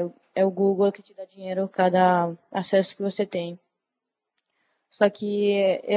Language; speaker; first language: Portuguese; early bilingual, other home language; Italian